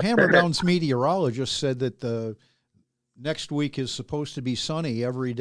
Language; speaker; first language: English; native; English